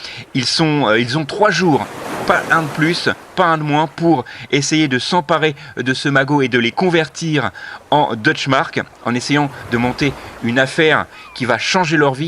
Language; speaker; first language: French; native; French